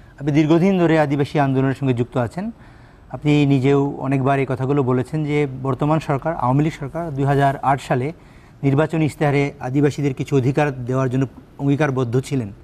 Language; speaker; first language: Bangla; non-native, local second language; Garo